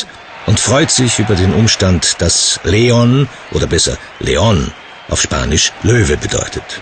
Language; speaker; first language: German; native; German